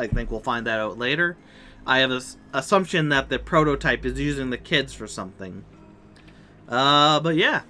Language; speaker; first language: English; native; English